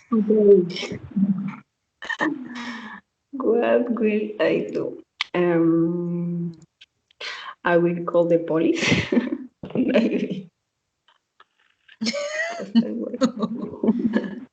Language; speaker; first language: English; non-native, learner; Spanish